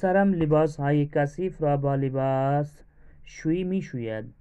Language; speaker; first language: Persian; non-native, fluent; Urdu